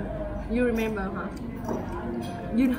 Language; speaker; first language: English; non-native, learner; Vietnamese